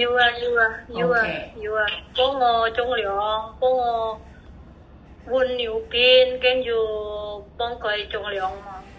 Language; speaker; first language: Cantonese; non-native, learner; Indonesian